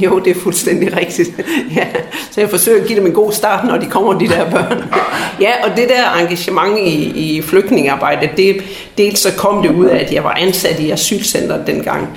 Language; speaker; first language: Danish; native; Danish